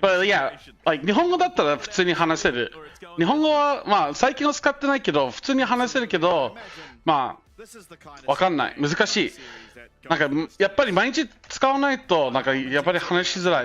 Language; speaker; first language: Japanese; early bilingual, heritage; Japanese